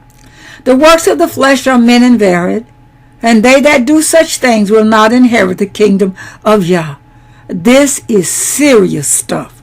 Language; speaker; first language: English; native; English